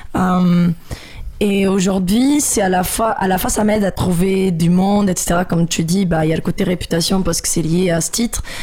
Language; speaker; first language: French; non-native, fluent; Portuguese